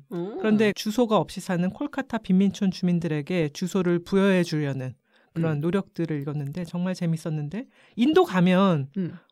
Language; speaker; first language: Korean; native; Korean